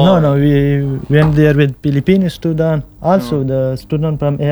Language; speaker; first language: English; non-native, local second language; Pashto